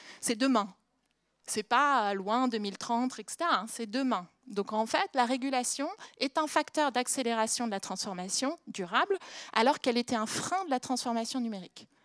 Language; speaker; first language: French; native; French